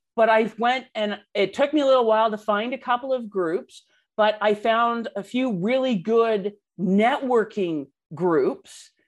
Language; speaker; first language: English; native; English